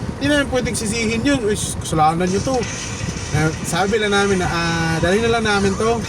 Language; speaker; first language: Filipino; native; Filipino